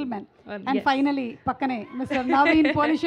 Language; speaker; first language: Telugu; native; Telugu